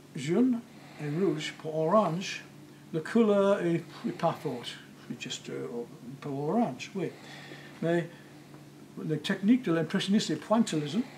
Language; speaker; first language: French; non-native, learner; English